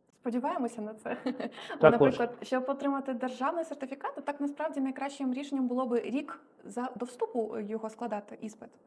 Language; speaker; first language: Ukrainian; native; Ukrainian